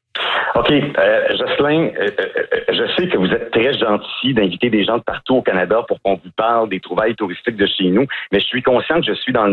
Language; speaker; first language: French; native; French